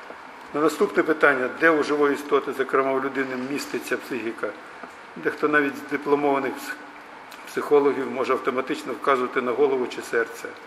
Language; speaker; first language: Ukrainian; native; Ukrainian